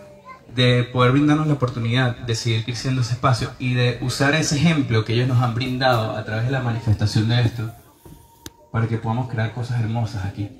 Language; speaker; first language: Spanish; native; Spanish